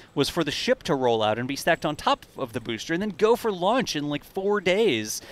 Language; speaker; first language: English; native; English